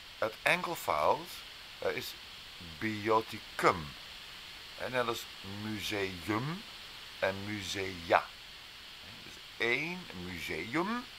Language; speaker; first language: Dutch; native; Dutch